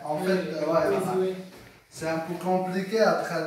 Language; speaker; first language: French; non-native, learner; Persian